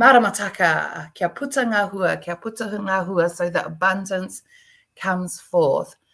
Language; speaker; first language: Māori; non-native, local second language; English